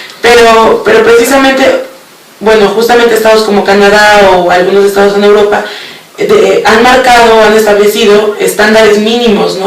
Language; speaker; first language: Spanish; native; Spanish